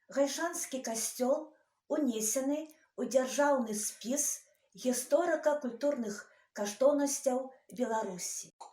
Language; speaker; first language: Belarusian; native; Belarusian